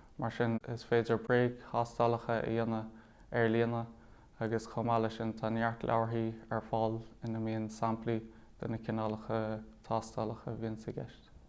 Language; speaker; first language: Irish; native; Irish